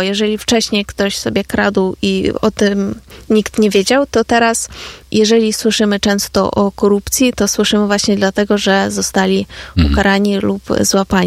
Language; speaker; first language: Polish; non-native, fluent; Ukrainian